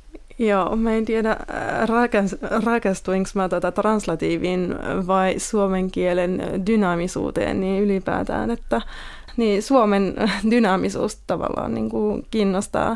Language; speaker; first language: Finnish; non-native, fluent; French